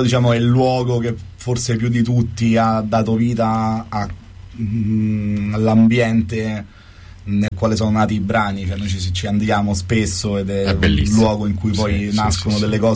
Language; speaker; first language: Italian; native; Italian